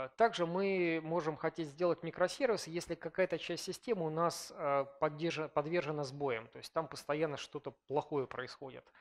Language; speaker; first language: Russian; native; Russian